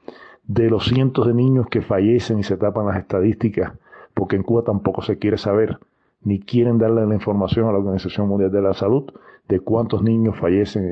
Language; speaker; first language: Spanish; native; Spanish